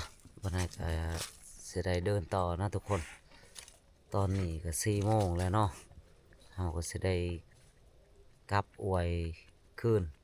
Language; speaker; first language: Thai; non-native, local second language; Northeastern Thai